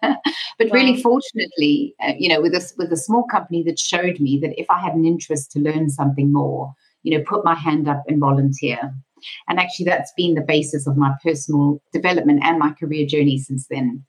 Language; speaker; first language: English; native; English